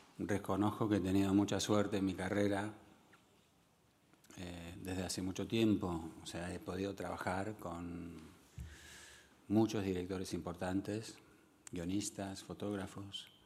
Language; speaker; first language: Spanish; early bilingual, other home language; English